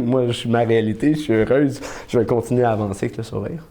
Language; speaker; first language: French; native; French